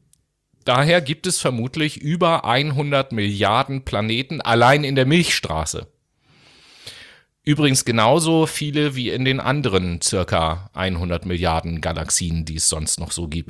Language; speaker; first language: German; native; German